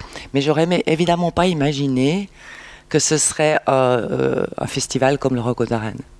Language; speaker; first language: French; native; French